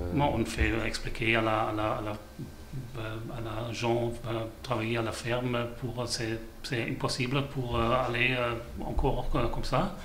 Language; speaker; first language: French; non-native, learner; German